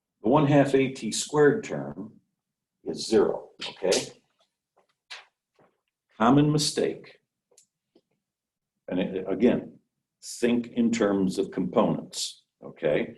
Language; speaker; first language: English; native; English